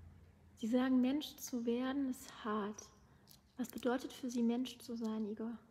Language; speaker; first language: German; native; German